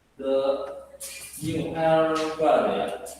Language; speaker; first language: English; non-native, learner; Indonesian